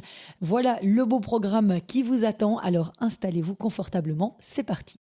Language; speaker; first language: French; native; French